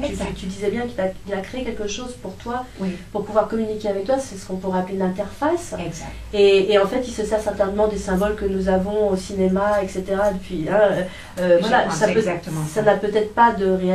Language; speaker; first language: French; native; French